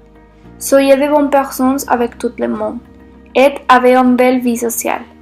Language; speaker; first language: French; non-native, learner; Spanish